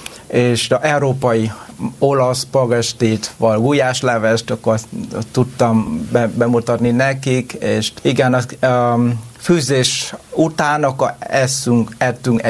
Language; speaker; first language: Hungarian; non-native, learner; Vietnamese